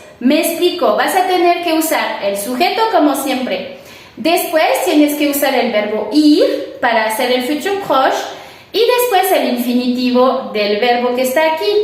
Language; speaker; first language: Spanish; non-native, fluent; French